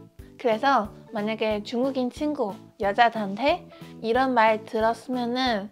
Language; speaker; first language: Korean; non-native, fluent; Chinese